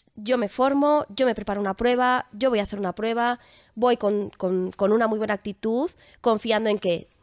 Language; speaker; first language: Spanish; native; Spanish